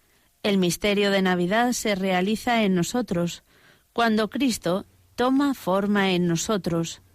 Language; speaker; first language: Spanish; native; Spanish